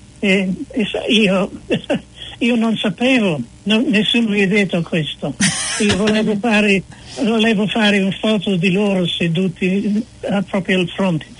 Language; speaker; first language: Italian; non-native, fluent; English